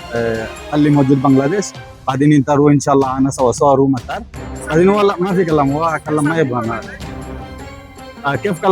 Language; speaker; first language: Arabic; non-native, learner; Bangla